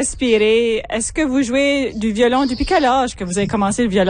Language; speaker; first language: French; native; French